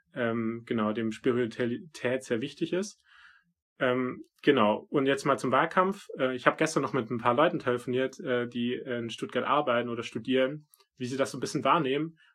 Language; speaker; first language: German; native; German